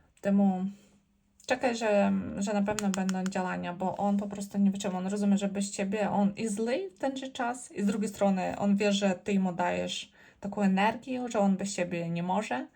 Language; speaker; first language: Polish; non-native, learner; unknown